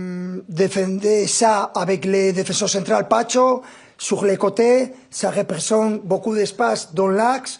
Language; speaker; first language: French; non-native, fluent; Spanish